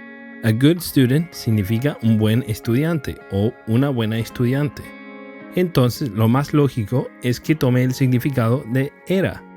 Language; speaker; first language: Spanish; non-native, fluent; English